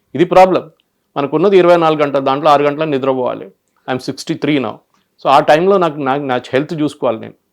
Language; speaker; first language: Telugu; non-native, local second language; Malayalam